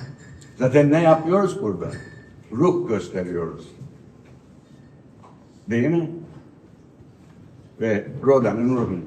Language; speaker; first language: Turkish; early bilingual, heritage; Turkish